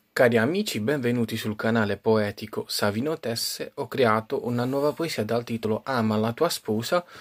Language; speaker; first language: Italian; native; Italian